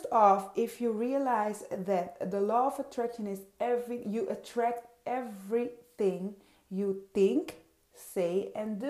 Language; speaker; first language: English; non-native, fluent; Dutch